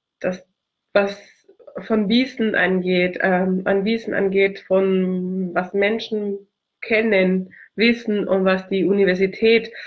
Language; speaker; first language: German; non-native, fluent; Spanish